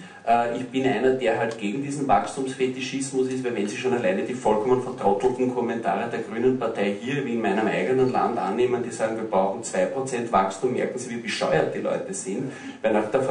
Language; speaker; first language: German; native; German